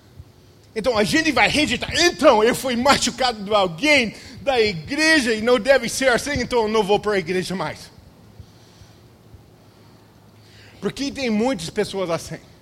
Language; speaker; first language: Portuguese; non-native, fluent; English